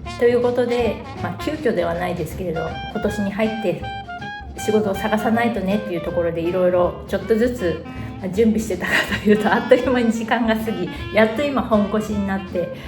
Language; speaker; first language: Japanese; native; Japanese